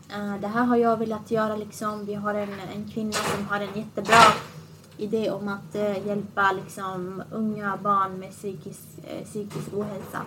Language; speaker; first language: Swedish; early bilingual, other home language; Assyrian Neo-Aramaic